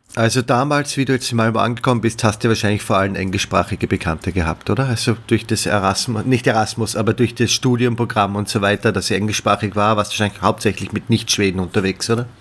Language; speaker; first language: German; native; German